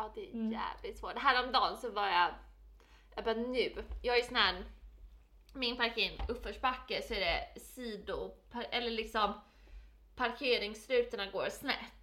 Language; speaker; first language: Swedish; native; Swedish